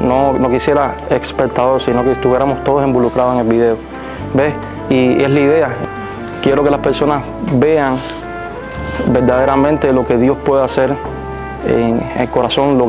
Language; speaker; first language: Spanish; native; Spanish